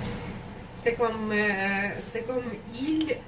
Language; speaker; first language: French; non-native, learner; Russian